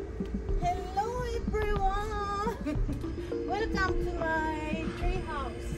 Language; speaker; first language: English; non-native, local second language; Filipino